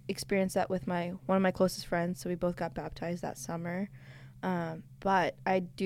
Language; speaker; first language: English; native; English